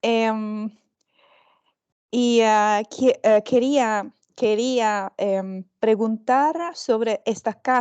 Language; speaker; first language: Spanish; non-native, learner; Chinese